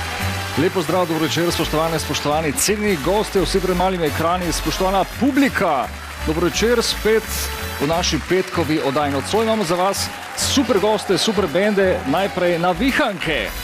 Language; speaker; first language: Slovenian; native; Slovenian